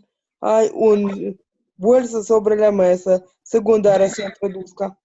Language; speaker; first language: Spanish; non-native, learner; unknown